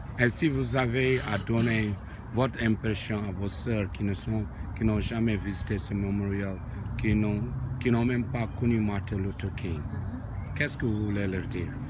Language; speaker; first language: French; non-native, local second language; Fula